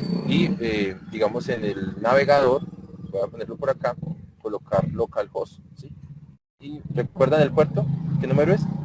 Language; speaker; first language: Spanish; native; Spanish